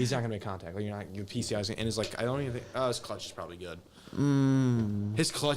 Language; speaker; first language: English; native; English